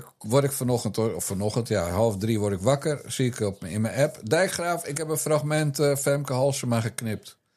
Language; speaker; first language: Dutch; native; Dutch